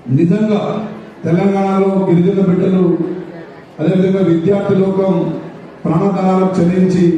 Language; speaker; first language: Telugu; non-native, local second language; Lambadi